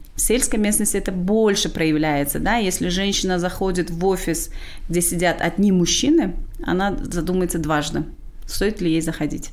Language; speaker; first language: Russian; non-native, local second language; Tajik